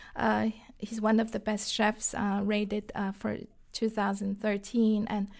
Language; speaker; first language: English; non-native, fluent; Chinese